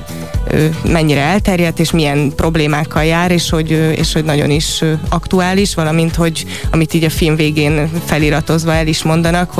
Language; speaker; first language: Hungarian; native; Hungarian